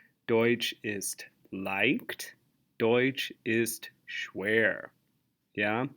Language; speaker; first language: German; non-native, fluent; English